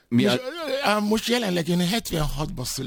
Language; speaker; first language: Hungarian; non-native, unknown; Yoruba